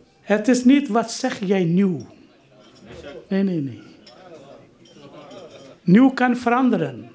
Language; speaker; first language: Dutch; non-native, fluent; Urdu